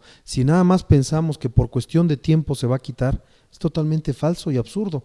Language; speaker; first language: Spanish; native; Spanish